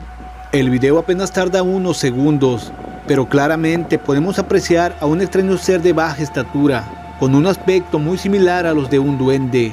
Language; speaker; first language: Spanish; native; Spanish